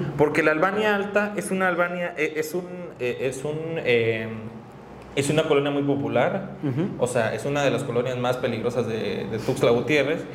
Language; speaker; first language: Spanish; native; Spanish